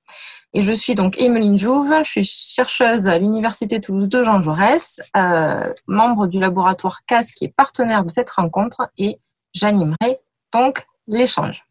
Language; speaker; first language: French; native; French